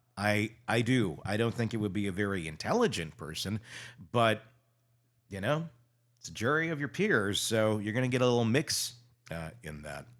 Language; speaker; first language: English; native; English